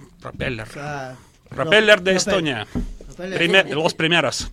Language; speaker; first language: Spanish; non-native, learner; Russian